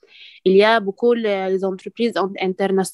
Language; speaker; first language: French; non-native, learner; Arabic